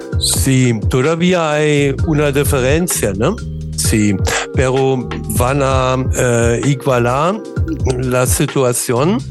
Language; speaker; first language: Spanish; non-native, learner; German